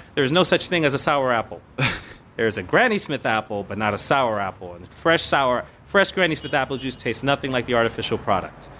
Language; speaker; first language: English; native; English